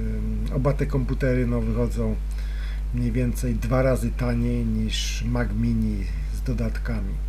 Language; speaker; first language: Polish; native; Polish